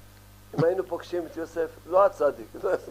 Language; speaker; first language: Hebrew; early bilingual, other home language; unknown